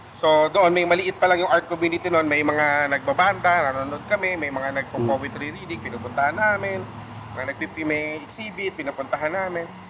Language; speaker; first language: Filipino; non-native, local second language; Cebuano